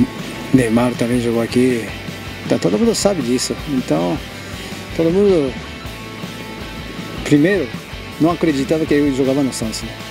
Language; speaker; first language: Portuguese; non-native, learner; Japanese